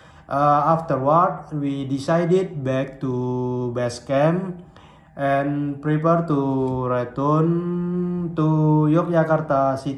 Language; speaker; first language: English; non-native, learner; Indonesian